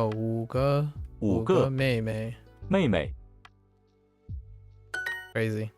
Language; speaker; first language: Chinese; non-native, learner; English